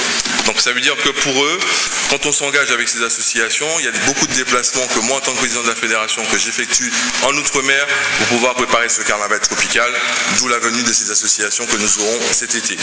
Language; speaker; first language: French; native; French